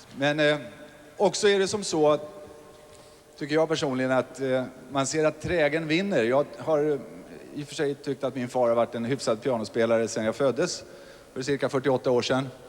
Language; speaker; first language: Swedish; native; Swedish